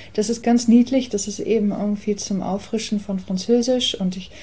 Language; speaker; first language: German; early bilingual, other home language; English